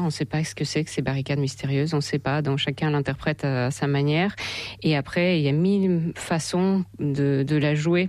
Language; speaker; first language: French; non-native, fluent; Russian